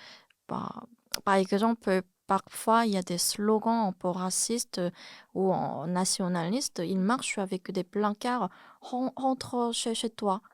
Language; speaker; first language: French; non-native, fluent; Korean